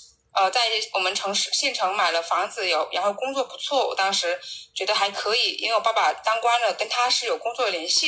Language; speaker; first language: Chinese; native; Chinese